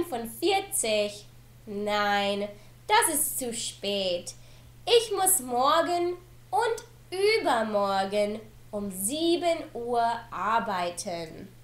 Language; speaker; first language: German; non-native, learner; English